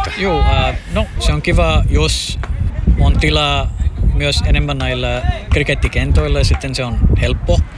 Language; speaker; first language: Finnish; non-native, fluent; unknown